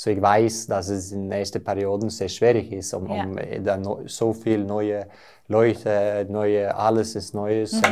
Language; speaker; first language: German; non-native, learner; Norwegian